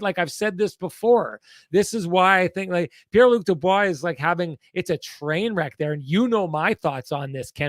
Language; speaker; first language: English; native; English